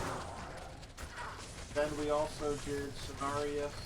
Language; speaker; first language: English; native; English